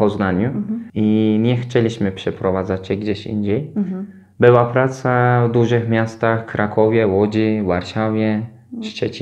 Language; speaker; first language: Polish; non-native, fluent; Turkish